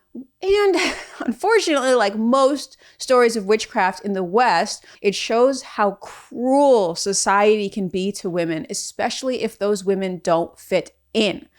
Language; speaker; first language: English; native; English